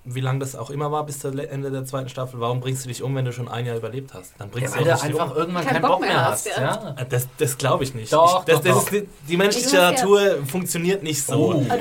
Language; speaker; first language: German; native; German